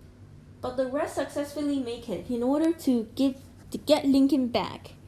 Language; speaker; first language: English; native; English